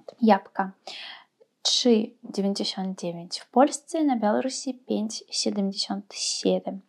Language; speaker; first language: Polish; non-native, fluent; Russian